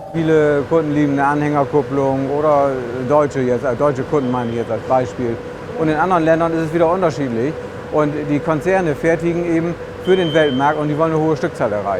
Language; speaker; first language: German; native; German